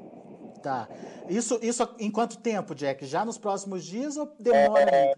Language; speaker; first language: Portuguese; native; Portuguese